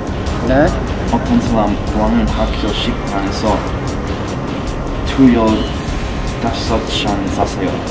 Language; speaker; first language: Korean; non-native, learner; English